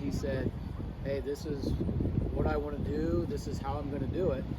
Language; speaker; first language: English; native; English